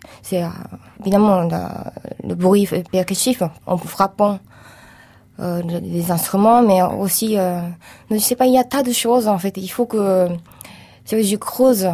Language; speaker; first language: French; non-native, fluent; Japanese